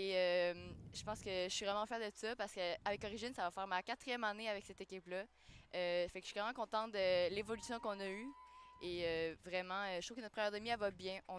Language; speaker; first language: French; native; French